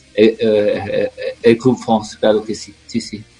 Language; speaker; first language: Spanish; non-native, fluent; French